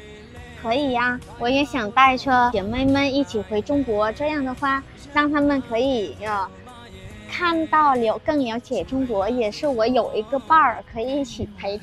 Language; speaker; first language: Chinese; non-native, fluent; Vietnamese